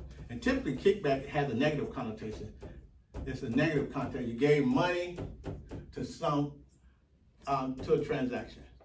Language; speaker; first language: English; native; English